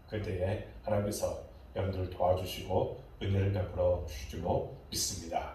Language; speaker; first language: Korean; native; Korean